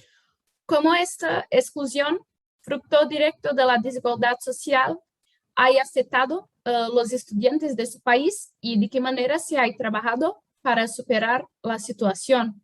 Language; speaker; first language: Spanish; non-native, fluent; Portuguese